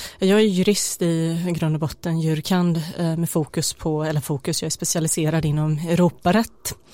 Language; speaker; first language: Swedish; early bilingual, other home language; Bosnian